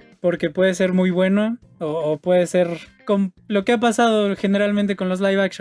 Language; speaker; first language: Spanish; native; Spanish